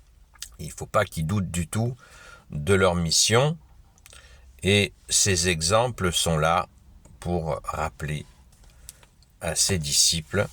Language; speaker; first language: French; native; French